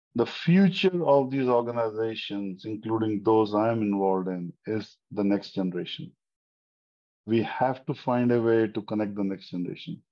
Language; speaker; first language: English; non-native, local second language; Hindi